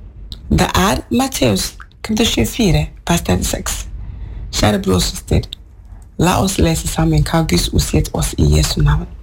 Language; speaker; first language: Norwegian; non-native, fluent; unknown